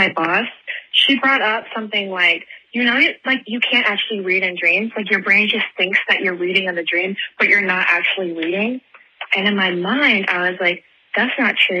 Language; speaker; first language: English; native; English